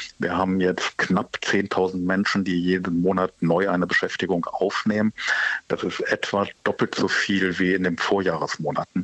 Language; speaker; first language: German; native; German